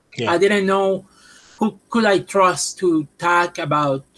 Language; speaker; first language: English; non-native, fluent; Spanish